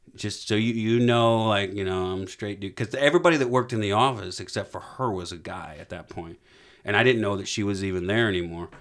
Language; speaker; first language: English; native; English